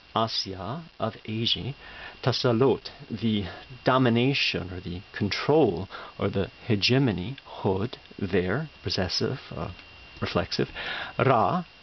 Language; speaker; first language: English; native; English